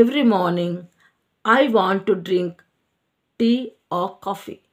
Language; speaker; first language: English; non-native, local second language; Sinhala